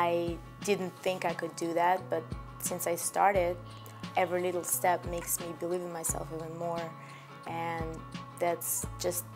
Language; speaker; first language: English; non-native, fluent; Russian